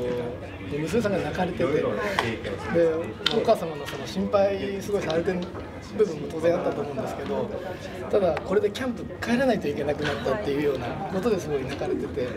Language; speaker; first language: Japanese; native; Japanese